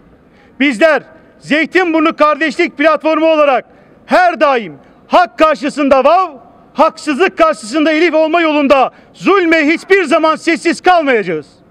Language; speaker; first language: Turkish; native; Turkish